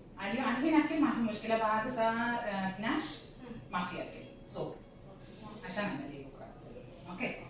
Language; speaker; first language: Arabic; non-native, learner; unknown